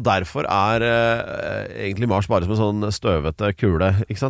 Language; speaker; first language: Norwegian; native; Norwegian